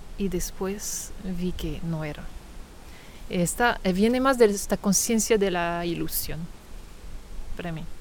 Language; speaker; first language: Spanish; non-native, fluent; French